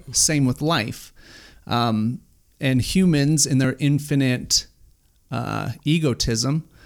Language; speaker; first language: English; native; English